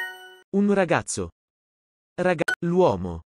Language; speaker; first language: Italian; non-native, learner; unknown